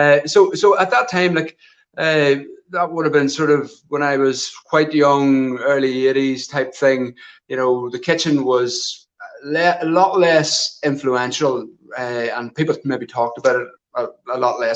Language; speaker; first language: English; native; English